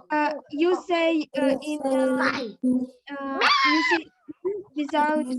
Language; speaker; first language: English; non-native, learner; Ukrainian